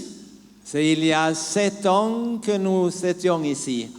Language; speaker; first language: French; non-native, learner; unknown